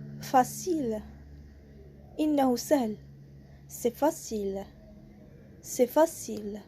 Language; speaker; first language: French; non-native, local second language; Arabic